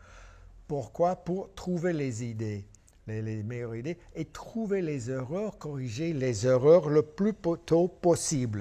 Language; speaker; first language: French; non-native, fluent; English